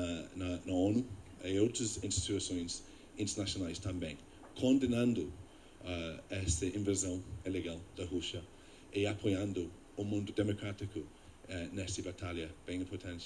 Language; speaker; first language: Portuguese; non-native, fluent; English